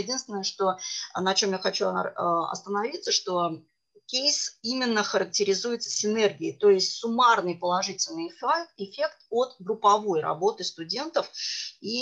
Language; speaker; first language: Russian; native; Russian